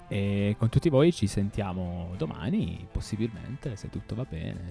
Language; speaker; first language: Italian; native; Italian